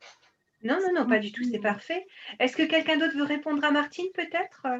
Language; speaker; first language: French; native; French